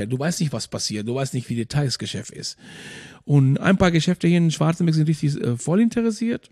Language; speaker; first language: German; non-native, fluent; Spanish